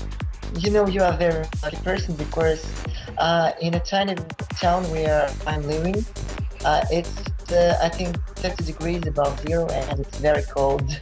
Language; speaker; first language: English; non-native, fluent; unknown